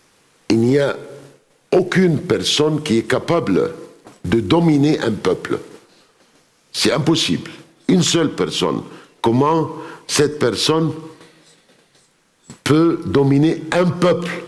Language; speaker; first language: French; non-native, fluent; Arabic